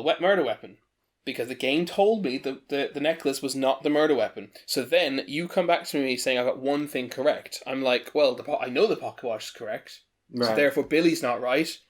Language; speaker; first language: English; native; English